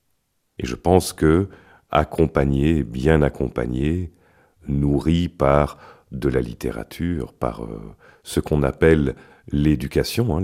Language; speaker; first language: French; native; French